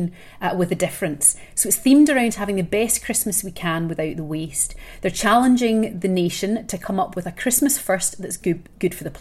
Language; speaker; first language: English; native; English